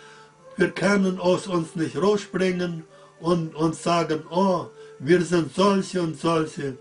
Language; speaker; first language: German; early bilingual, heritage; German